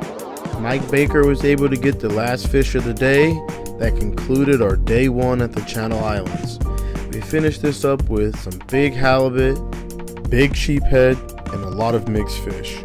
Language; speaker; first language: English; native; English